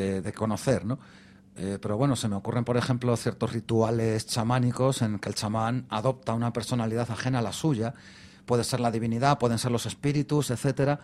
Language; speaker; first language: Spanish; native; Spanish